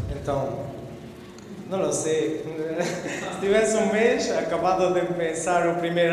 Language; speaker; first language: Spanish; non-native, fluent; Portuguese